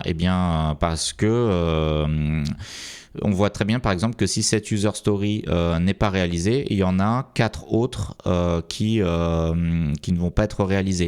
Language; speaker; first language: French; native; French